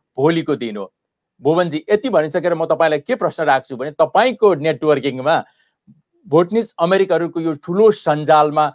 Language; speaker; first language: Nepali; native; Nepali